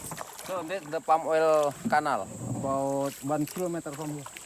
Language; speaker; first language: English; non-native, learner; Indonesian